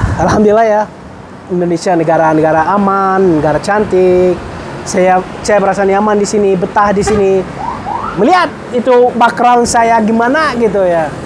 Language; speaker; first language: Indonesian; non-native, fluent; Arabic